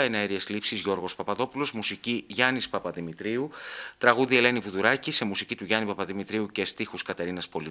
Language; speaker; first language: Greek; native; Greek